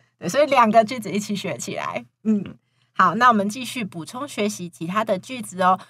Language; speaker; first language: Chinese; native; Chinese